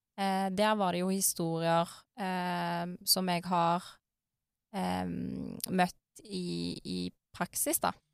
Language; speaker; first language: Norwegian; early bilingual, other home language; Arabic